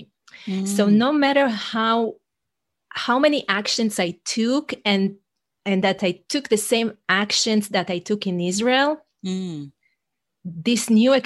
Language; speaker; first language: English; non-native, fluent; Hebrew